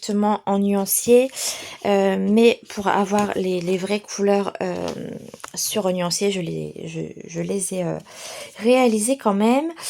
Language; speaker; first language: French; native; French